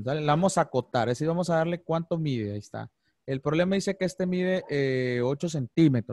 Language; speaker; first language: Spanish; native; Spanish